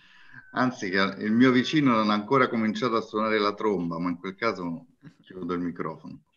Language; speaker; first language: Italian; native; Italian